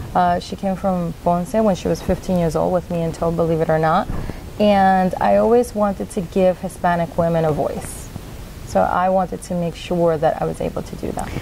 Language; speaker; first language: English; native; English